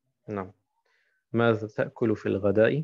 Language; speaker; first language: Arabic; non-native, fluent; German